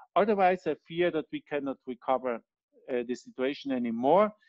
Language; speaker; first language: English; non-native, fluent; Italian